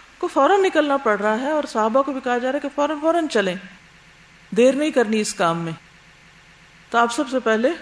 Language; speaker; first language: Urdu; native; Urdu